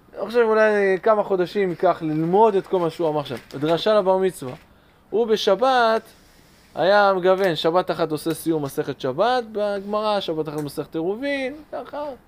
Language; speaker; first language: Hebrew; native; Hebrew